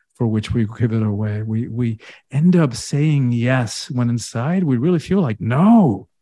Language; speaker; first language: English; early bilingual, other home language; Spanish